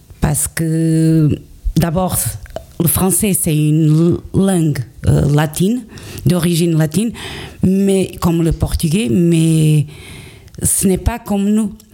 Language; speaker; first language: French; non-native, learner; Portuguese